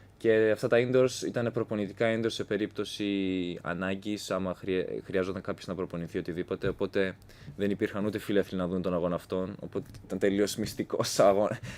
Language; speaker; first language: Greek; native; Greek